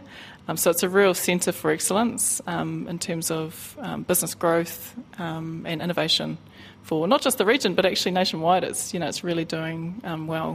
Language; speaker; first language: English; native; English